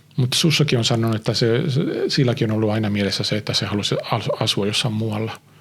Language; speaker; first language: Finnish; early bilingual, heritage; Finnish